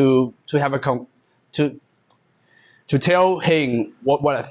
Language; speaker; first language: English; non-native, learner; Chinese